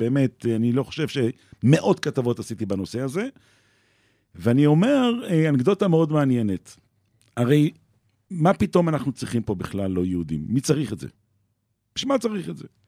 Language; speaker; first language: Hebrew; native; Hebrew